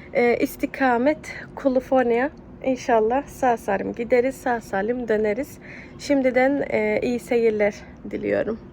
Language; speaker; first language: Turkish; early bilingual, heritage; Turkish